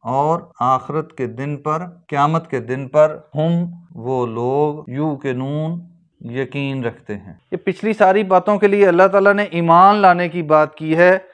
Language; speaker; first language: Urdu; native; Urdu